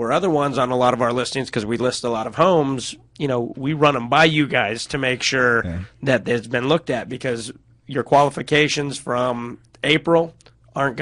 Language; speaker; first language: English; native; English